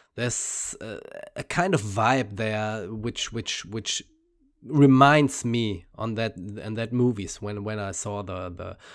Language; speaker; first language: English; non-native, fluent; German